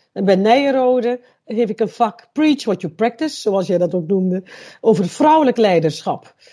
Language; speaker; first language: Dutch; native; Dutch